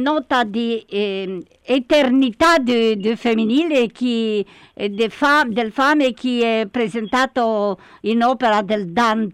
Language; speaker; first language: Italian; non-native, learner; Romanian